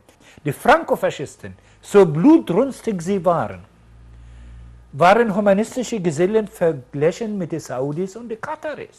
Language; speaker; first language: German; non-native, fluent; Arabic